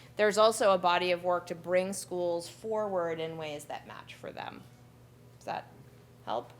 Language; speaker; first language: English; native; English